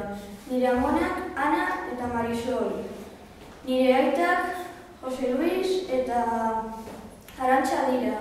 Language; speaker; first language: Basque; non-native, local second language; Spanish